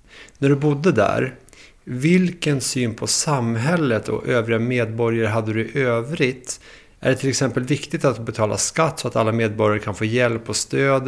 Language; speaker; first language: Swedish; native; Swedish